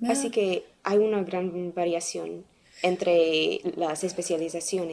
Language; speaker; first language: Spanish; non-native, learner; English